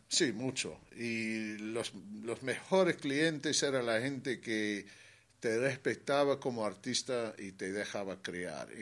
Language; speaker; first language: Spanish; non-native, fluent; English